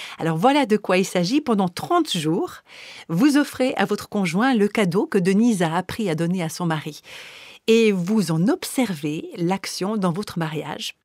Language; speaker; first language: French; native; French